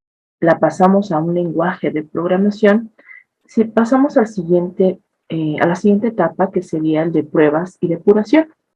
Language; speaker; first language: Spanish; native; Spanish